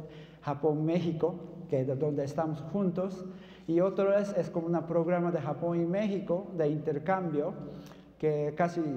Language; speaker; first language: Spanish; non-native, fluent; Japanese